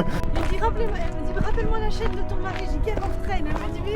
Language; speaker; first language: French; native; French